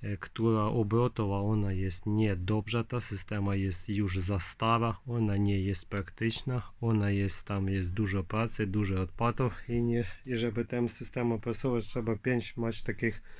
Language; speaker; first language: Polish; non-native, learner; Ukrainian